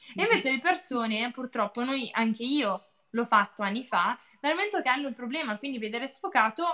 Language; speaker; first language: Italian; native; Italian